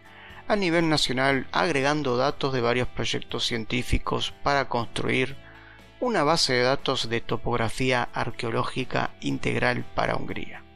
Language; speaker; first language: Spanish; native; Spanish